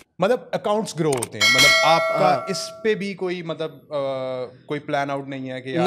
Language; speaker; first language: Urdu; native; Urdu